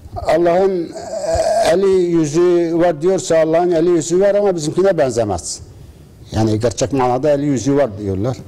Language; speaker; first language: Turkish; non-native, local second language; Arabic